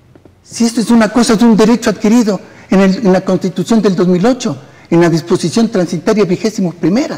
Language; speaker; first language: Spanish; native; Spanish